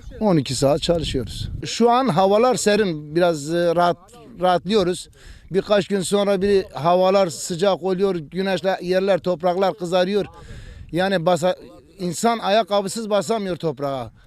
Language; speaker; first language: Turkish; non-native, local second language; Kurdish